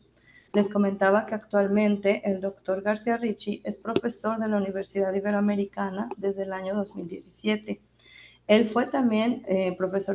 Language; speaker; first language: Spanish; native; Spanish